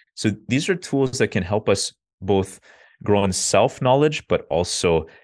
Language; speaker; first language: English; native; English